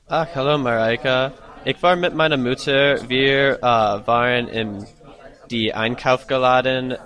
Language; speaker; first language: German; non-native, learner; English